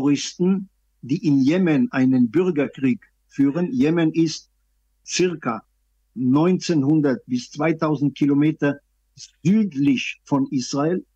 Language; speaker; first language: German; non-native, fluent; Hebrew